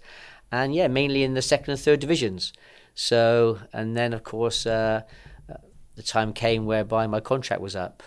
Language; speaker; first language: English; native; English